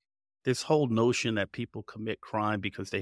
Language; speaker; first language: English; native; English